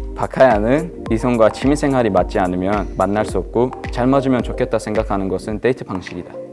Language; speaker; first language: Korean; non-native, fluent; Persian